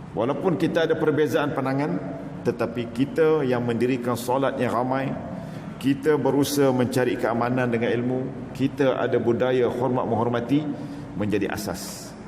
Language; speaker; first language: Malay; native; Malay